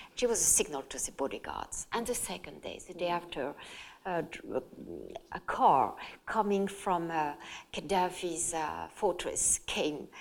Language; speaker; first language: English; non-native, fluent; French